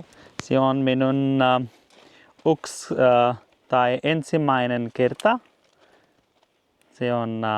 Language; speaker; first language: Finnish; non-native, learner; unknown